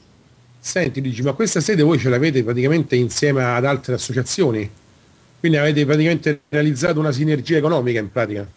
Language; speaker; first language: Italian; native; Italian